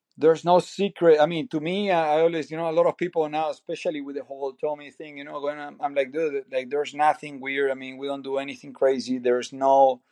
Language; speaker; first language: English; non-native, fluent; Spanish